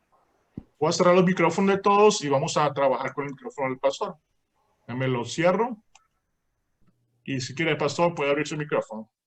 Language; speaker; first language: Spanish; native; Spanish